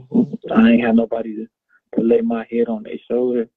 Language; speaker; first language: English; native; English